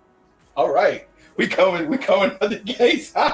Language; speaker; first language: English; native; English